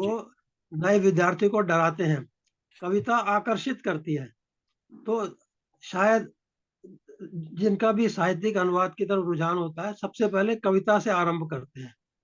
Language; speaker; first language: Hindi; native; Hindi